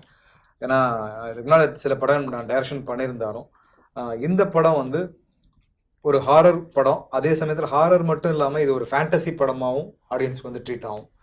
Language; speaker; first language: Tamil; native; Tamil